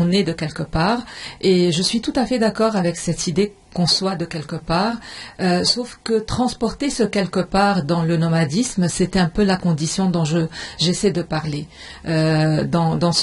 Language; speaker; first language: French; non-native, fluent; Arabic